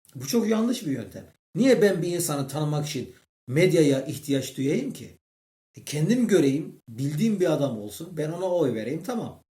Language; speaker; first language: Turkish; early bilingual, heritage; Turkish